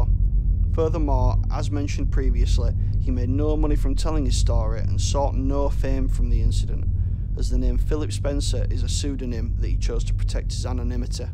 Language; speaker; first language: English; native; English